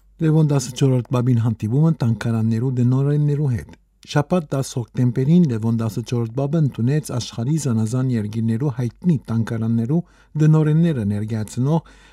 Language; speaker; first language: Armenian; early bilingual, heritage; Armenian